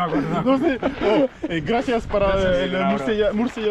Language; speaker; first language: Spanish; non-native, learner; French